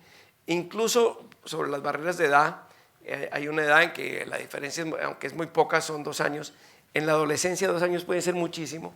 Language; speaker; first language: Spanish; native; Spanish